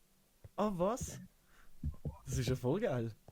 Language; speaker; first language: German; native; German